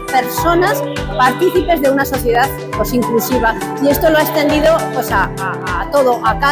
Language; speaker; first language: Spanish; native; Spanish